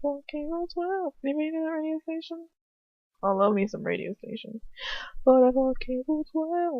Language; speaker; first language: English; native; English